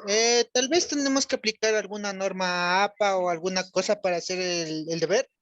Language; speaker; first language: Spanish; native; Spanish